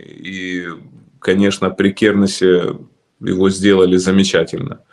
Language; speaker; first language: Russian; native; Russian